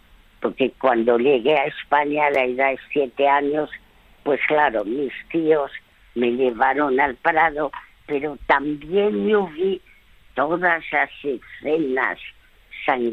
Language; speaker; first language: Spanish; early bilingual, other home language; French